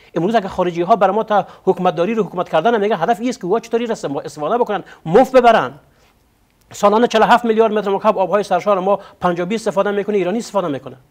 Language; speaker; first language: Persian; non-native, local second language; Pashto